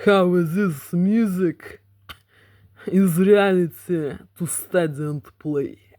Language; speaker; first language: English; non-native, learner; Russian